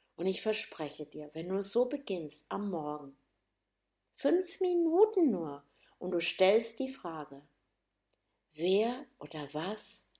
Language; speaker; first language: German; native; German